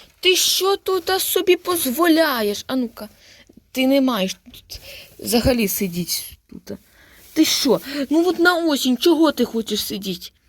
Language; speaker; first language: Ukrainian; native; Ukrainian